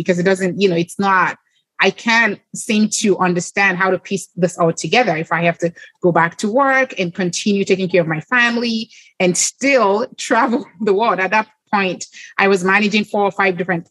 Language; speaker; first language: English; non-native, local second language; Yoruba